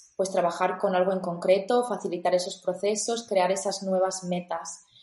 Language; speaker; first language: Spanish; native; Spanish